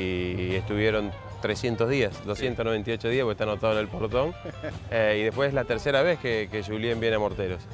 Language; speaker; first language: Spanish; native; Spanish